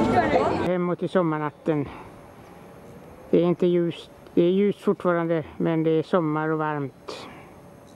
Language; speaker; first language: Swedish; native; Swedish